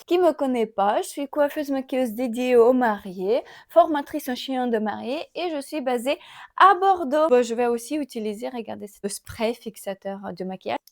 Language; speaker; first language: French; non-native, fluent; Ukrainian